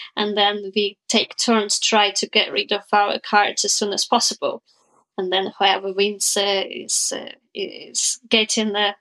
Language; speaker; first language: English; non-native, fluent; Ukrainian